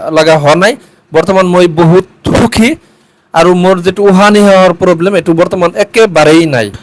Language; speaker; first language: Assamese; non-native, local second language; Bangla